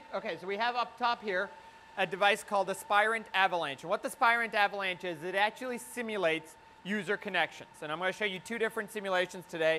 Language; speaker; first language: English; native; English